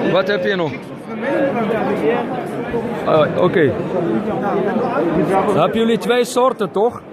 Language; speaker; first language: Dutch; non-native, learner; Arabic